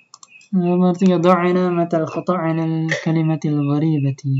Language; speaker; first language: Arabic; non-native, fluent; Indonesian